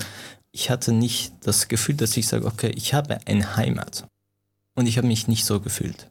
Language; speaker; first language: German; non-native, fluent; Persian